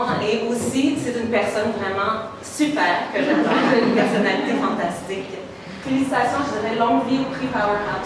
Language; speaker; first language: French; native; French